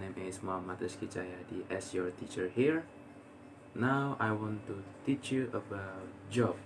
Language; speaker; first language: English; non-native, learner; Indonesian